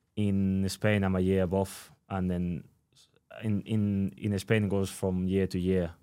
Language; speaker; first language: English; non-native, fluent; Spanish